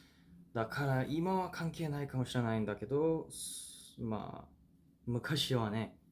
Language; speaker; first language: Japanese; non-native, fluent; Korean